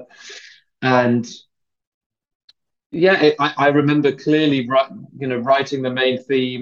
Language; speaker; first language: English; native; English